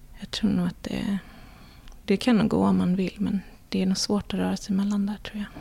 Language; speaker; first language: Swedish; native; Swedish